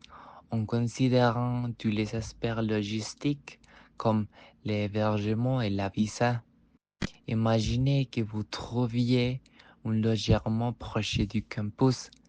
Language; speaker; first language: French; non-native, fluent; Spanish